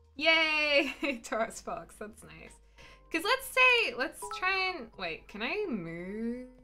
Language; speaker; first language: English; native; English